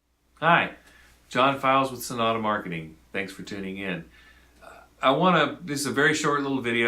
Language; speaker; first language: English; native; English